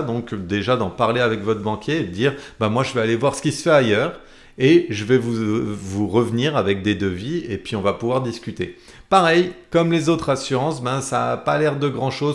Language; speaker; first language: French; native; French